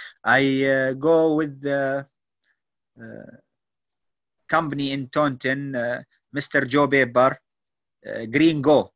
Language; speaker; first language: English; non-native, learner; Arabic